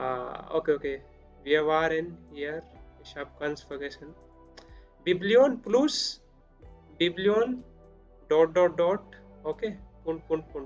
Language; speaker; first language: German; non-native, learner; Spanish